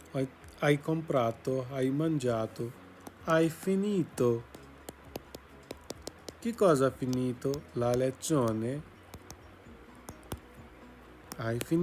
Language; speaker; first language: Italian; non-native, fluent; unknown